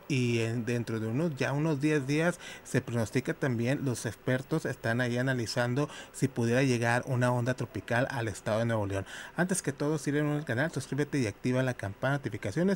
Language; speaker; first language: Spanish; native; Spanish